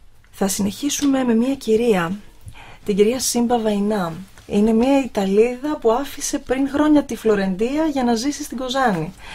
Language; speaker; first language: Greek; native; Greek